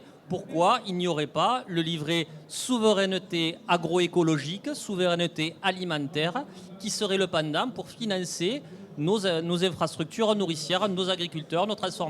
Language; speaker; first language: French; native; French